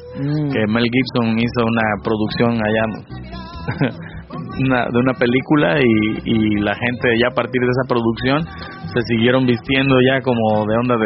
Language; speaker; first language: Spanish; native; Spanish